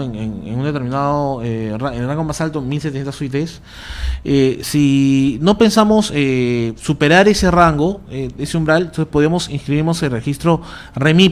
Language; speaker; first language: Spanish; native; Spanish